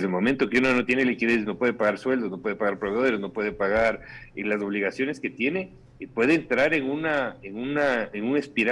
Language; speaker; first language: Spanish; native; Spanish